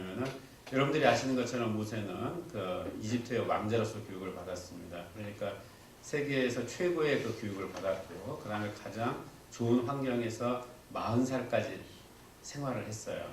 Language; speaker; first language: Korean; native; Korean